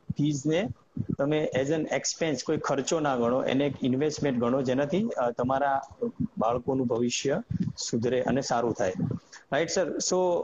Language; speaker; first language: Gujarati; native; Gujarati